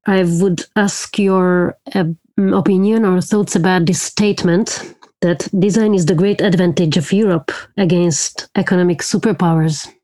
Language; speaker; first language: English; non-native, fluent; Hungarian